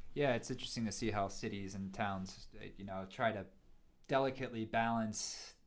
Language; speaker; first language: English; native; English